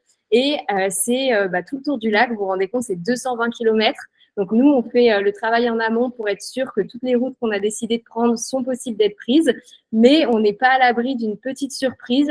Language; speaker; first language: French; native; French